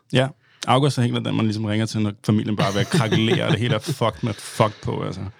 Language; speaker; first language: Danish; early bilingual, other home language; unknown